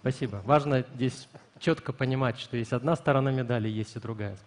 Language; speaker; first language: Russian; native; Russian